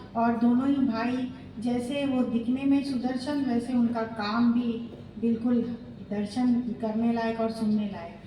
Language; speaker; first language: Hindi; non-native, local second language; Bangla